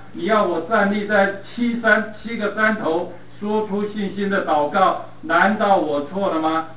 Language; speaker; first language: Chinese; native; Chinese